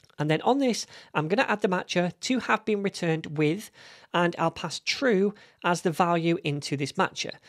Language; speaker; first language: English; native; English